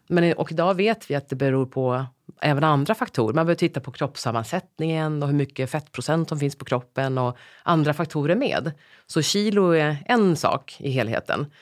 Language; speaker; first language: Swedish; native; Swedish